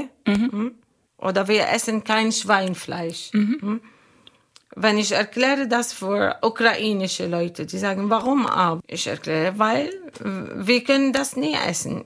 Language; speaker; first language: German; non-native, learner; Arabic